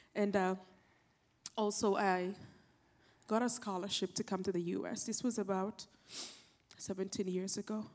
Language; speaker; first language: English; non-native, local second language; Acoli